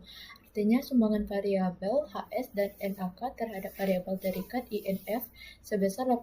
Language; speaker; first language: Indonesian; native; Indonesian